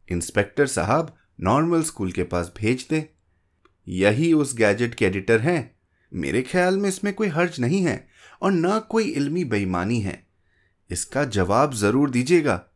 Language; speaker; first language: Hindi; native; Hindi